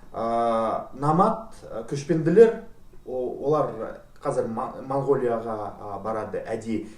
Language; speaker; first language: Kazakh; non-native, local second language; Russian